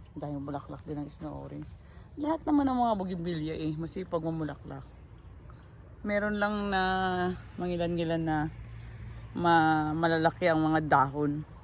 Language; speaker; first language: Filipino; native; Filipino